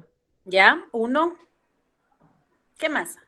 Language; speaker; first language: Spanish; native; Spanish